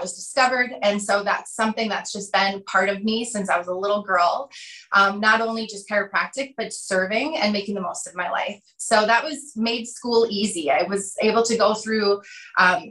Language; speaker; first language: English; native; English